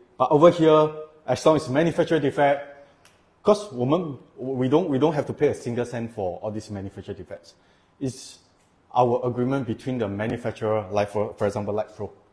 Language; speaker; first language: English; non-native, local second language; Chinese